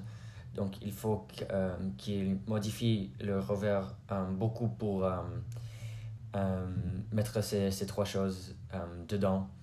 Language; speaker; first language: French; non-native, learner; English